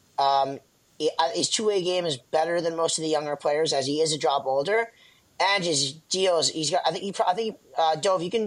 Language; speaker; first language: English; native; English